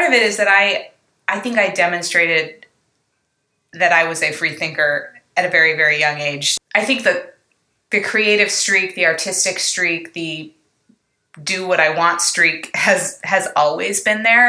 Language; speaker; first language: English; native; English